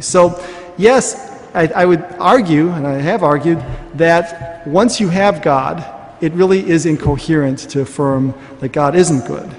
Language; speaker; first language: English; native; English